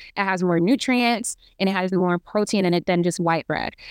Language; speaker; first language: English; native; English